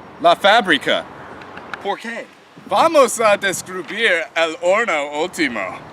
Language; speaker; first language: Spanish; non-native, learner; English